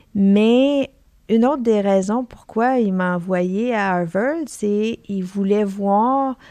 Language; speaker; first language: French; native; French